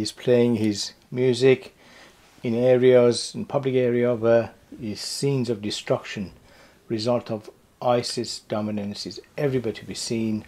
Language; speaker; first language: English; non-native, fluent; Persian